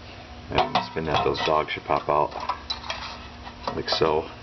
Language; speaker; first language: English; native; English